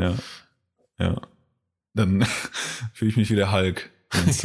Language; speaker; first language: German; native; German